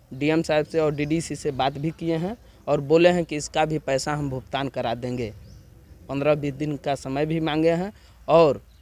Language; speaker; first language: Hindi; non-native, local second language; Bhojpuri